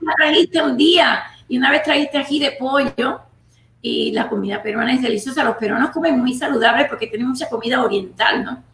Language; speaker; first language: Spanish; native; Spanish